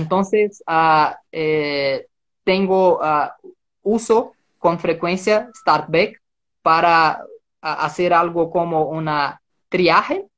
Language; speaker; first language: Spanish; non-native, fluent; Portuguese